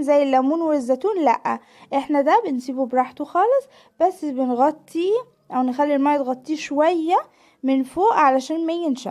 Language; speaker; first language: Arabic; native; Arabic